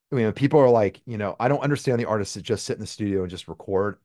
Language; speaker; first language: English; native; English